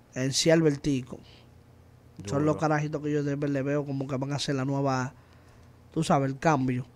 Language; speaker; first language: Spanish; native; Spanish